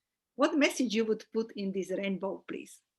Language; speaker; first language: English; non-native, fluent; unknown